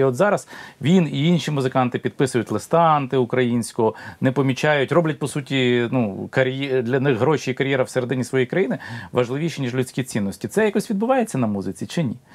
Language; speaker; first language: Ukrainian; native; Ukrainian